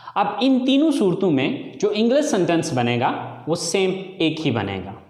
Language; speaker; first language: Urdu; native; Urdu